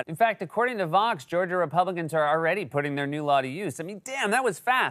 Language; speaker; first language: English; native; English